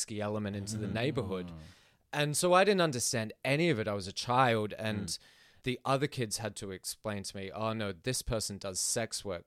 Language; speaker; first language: English; non-native, local second language; Filipino